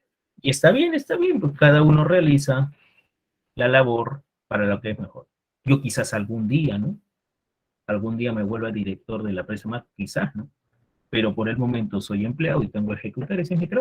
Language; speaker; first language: Spanish; native; Spanish